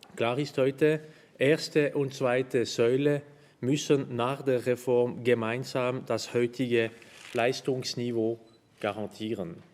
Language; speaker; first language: German; non-native, local second language; French